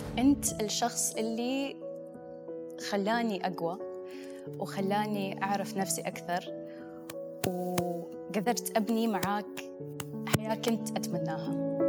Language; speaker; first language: Arabic; early bilingual, other home language; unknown